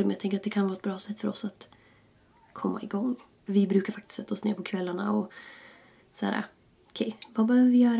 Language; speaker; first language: Swedish; native; Swedish